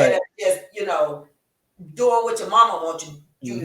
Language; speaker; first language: English; native; English